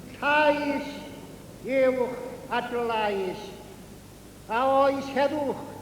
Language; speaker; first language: Welsh; native; Welsh